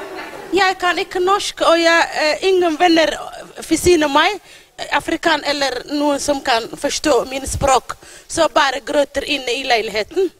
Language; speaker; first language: Norwegian; non-native, learner; Somali